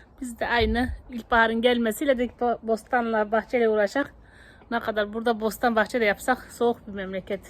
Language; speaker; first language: Turkish; native; Turkish